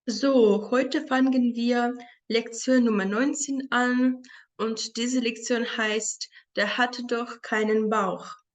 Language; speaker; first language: German; non-native, fluent; Ukrainian